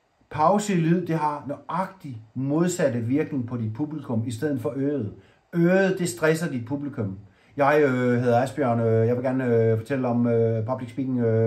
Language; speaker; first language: Danish; native; Danish